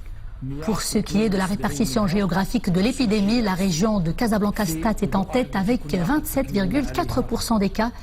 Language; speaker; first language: French; non-native, local second language; Arabic